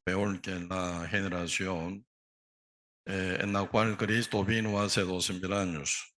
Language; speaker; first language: Spanish; non-native, learner; Korean